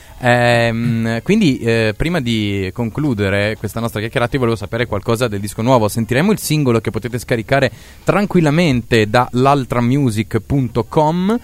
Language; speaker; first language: Italian; native; Italian